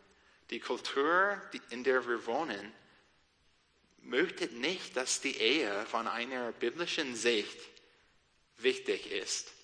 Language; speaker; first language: German; non-native, learner; English